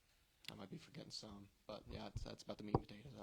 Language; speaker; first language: English; native; English